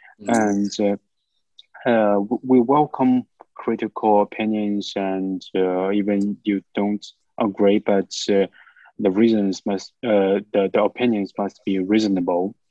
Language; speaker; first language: English; non-native, fluent; Chinese